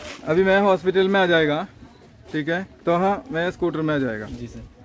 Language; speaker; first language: Hindi; non-native, local second language; Malayalam